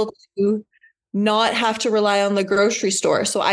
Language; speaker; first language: English; native; English